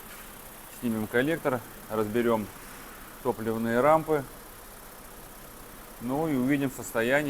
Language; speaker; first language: Russian; native; Russian